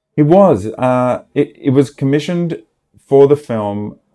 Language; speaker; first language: English; native; English